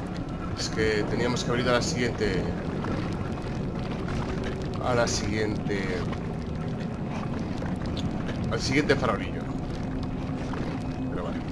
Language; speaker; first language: Spanish; native; Spanish